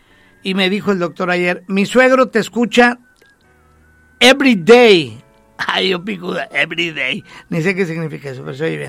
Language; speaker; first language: Spanish; native; Spanish